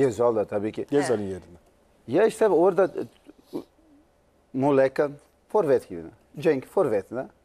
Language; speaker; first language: Turkish; non-native, learner; Portuguese